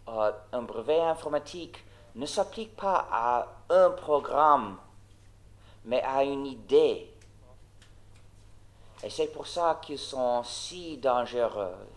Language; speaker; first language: French; non-native, fluent; English